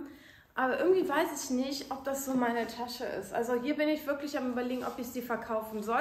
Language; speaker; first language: German; native; German